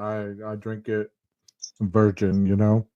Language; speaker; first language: English; native; English